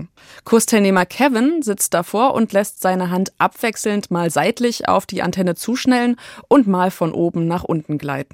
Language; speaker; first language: German; native; German